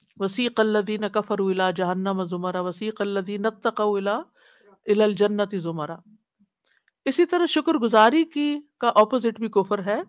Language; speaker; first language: Urdu; native; Urdu